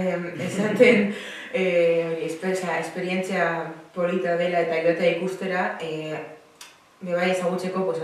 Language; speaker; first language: Basque; non-native, local second language; Spanish